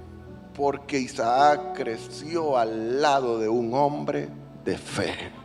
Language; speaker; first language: Spanish; native; Spanish